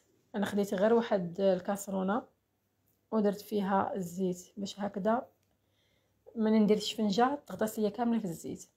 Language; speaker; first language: Arabic; native; Arabic